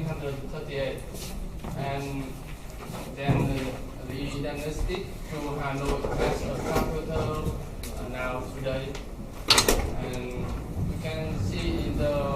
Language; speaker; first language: English; non-native, learner; Vietnamese